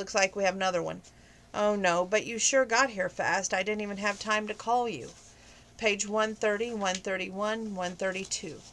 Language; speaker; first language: English; native; English